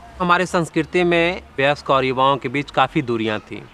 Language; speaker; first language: Hindi; native; Hindi